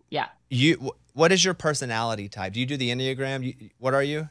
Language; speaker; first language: English; native; English